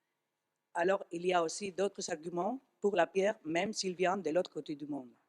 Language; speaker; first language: French; non-native, fluent; Spanish